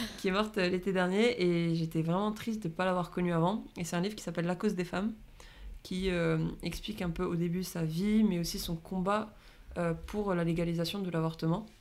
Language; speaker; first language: French; non-native, local second language; Arabic